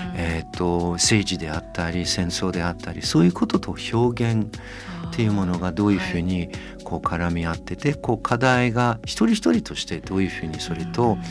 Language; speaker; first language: Japanese; non-native, fluent; English